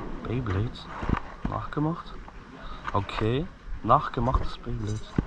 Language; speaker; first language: German; non-native, learner; Turkish